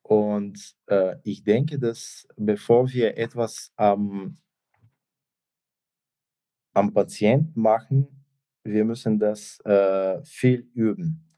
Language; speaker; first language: German; non-native, fluent; Bulgarian